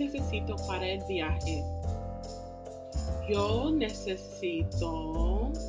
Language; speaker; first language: Spanish; non-native, fluent; English